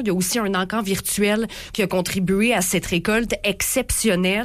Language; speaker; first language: French; native; French